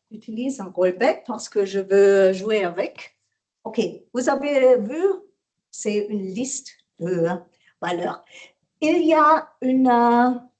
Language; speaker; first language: French; non-native, learner; German